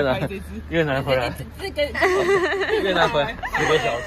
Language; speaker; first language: Chinese; native; Chinese